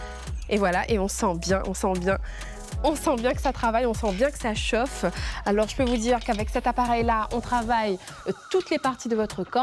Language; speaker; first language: French; native; French